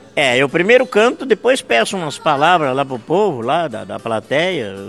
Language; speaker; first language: Portuguese; native; Portuguese